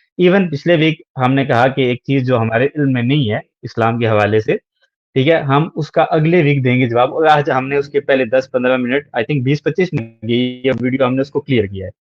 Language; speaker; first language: Urdu; native; Urdu